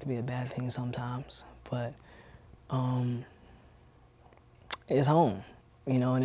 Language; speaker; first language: English; native; English